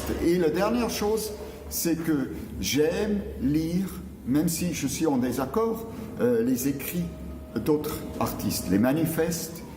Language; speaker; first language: French; non-native, local second language; German